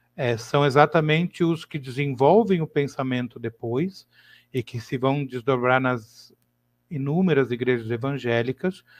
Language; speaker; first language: Portuguese; native; Portuguese